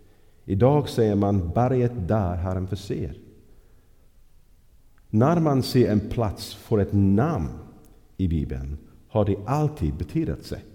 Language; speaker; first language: Swedish; non-native, fluent; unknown